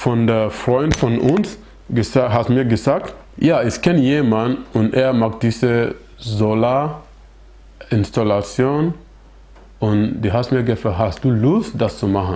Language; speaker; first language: German; non-native, learner; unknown